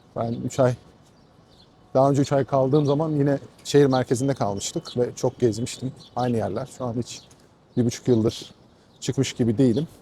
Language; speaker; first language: Turkish; non-native, fluent; Persian